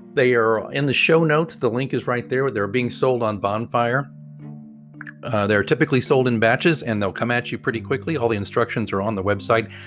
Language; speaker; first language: English; native; English